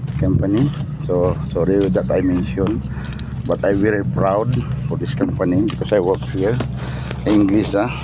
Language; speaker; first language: English; non-native, learner; Filipino